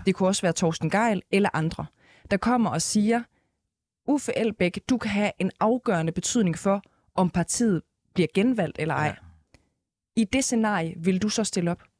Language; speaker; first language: Danish; native; Danish